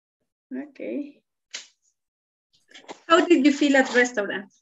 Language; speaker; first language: English; non-native, learner; Spanish